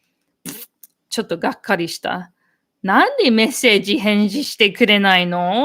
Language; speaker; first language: Japanese; non-native, fluent; English